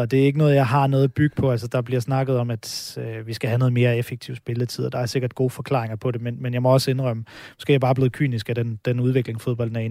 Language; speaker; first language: Danish; native; Danish